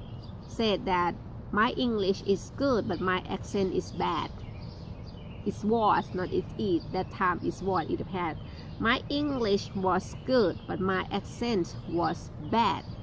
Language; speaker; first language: English; non-native, learner; Thai